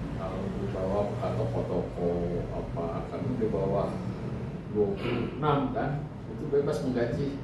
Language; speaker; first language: Indonesian; non-native, local second language; Sundanese